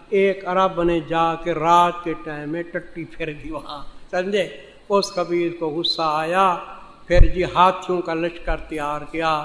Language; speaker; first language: Urdu; non-native, local second language; Saraiki